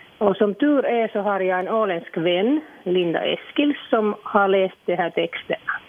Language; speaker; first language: Swedish; non-native, local second language; Finnish